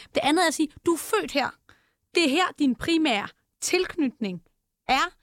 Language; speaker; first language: Danish; native; Danish